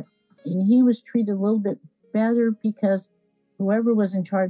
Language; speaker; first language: English; native; English